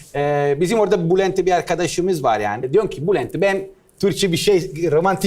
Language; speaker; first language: Turkish; non-native, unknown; Italian